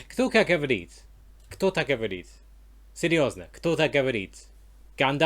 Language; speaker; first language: Russian; non-native, learner; English